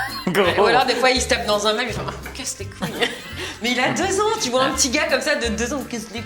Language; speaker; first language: French; native; French